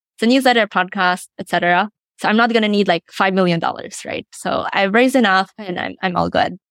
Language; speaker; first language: English; non-native, local second language; Filipino